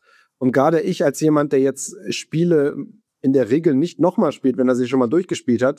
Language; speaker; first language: German; native; German